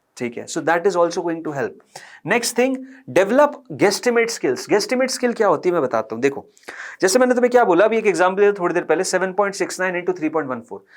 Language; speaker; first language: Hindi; native; Hindi